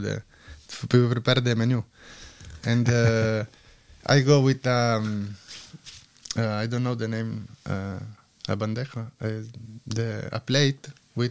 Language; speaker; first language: English; non-native, learner; Italian